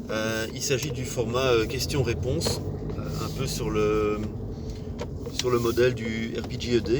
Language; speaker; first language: French; native; French